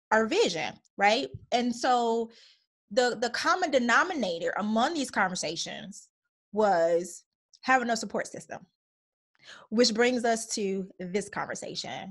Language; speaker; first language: English; native; English